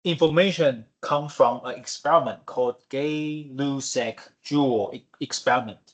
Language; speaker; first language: English; non-native, fluent; Chinese